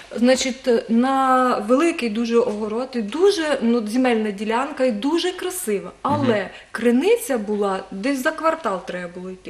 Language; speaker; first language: Ukrainian; native; Ukrainian